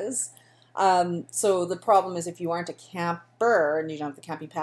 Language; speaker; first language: English; native; English